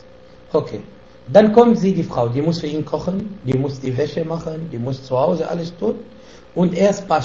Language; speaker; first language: German; non-native, fluent; Arabic